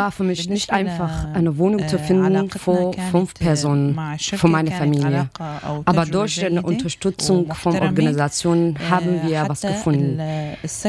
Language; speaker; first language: German; non-native, learner; Arabic